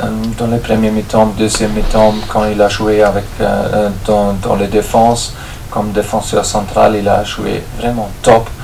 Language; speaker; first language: French; non-native, fluent; German